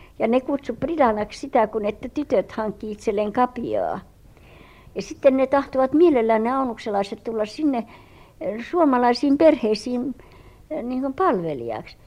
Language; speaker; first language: Finnish; early bilingual, heritage; Finnish